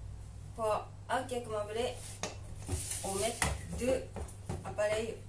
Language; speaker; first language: French; non-native, learner; Japanese